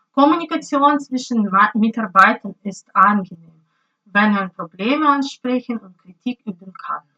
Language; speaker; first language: German; non-native, learner; Ukrainian